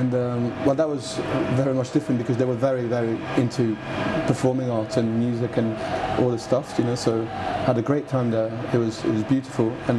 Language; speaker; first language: English; non-native, fluent; French